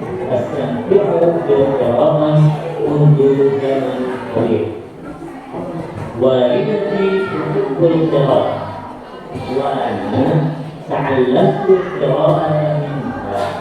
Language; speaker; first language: Arabic; non-native, learner; Indonesian